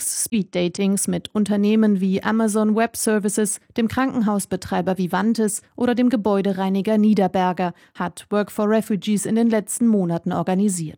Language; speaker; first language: German; native; German